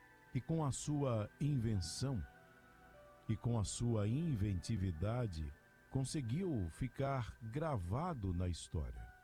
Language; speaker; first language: Portuguese; native; Portuguese